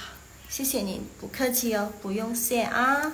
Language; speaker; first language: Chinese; non-native, fluent; Indonesian